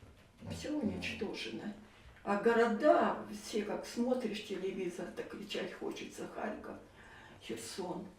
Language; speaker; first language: Russian; native; Russian